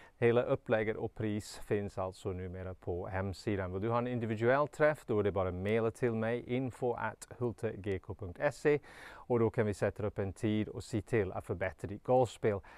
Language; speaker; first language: Swedish; non-native, fluent; English